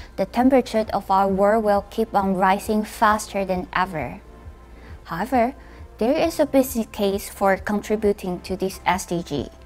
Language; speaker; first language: English; non-native, fluent; Chinese